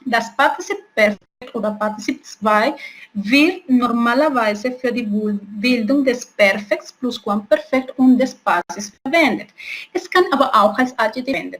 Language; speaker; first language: German; non-native, fluent; Spanish